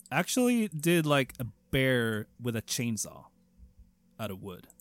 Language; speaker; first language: English; non-native, fluent; Swedish